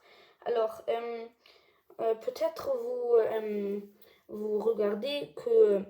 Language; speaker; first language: French; non-native, learner; German